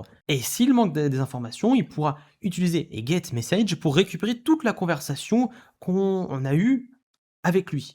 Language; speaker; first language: French; native; French